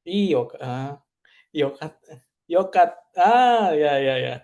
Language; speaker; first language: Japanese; non-native, learner; Indonesian